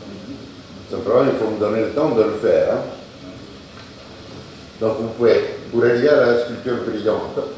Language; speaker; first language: French; non-native, fluent; Italian